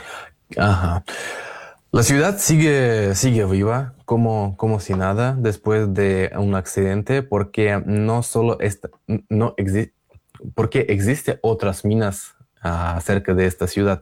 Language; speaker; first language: Spanish; non-native, fluent; Russian